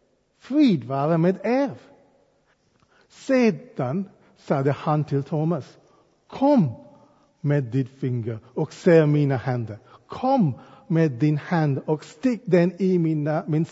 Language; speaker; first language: Swedish; non-native, fluent; English